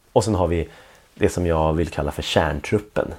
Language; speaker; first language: Swedish; native; Swedish